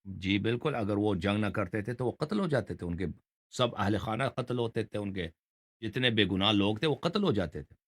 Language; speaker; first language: Urdu; non-native, fluent; Persian